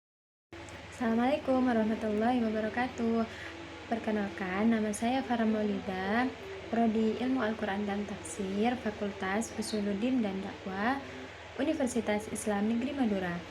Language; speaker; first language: Indonesian; non-native, local second language; Madurese